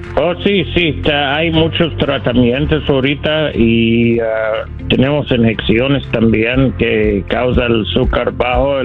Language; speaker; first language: Spanish; non-native, learner; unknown